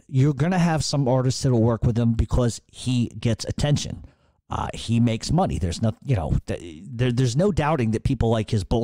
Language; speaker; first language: English; native; English